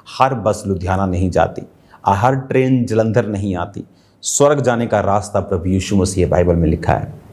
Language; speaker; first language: Hindi; non-native, local second language; Punjabi